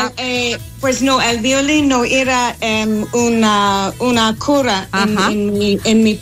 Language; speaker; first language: Spanish; non-native, fluent; English